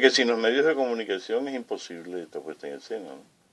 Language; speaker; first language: Spanish; native; Spanish